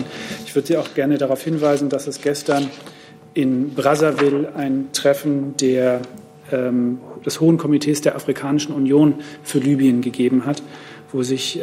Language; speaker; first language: German; native; German